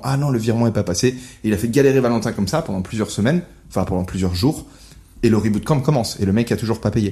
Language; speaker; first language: French; native; French